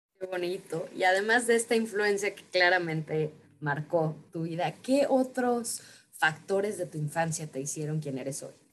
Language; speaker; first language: Spanish; native; Spanish